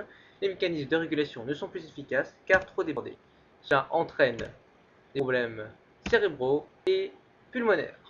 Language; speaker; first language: French; native; French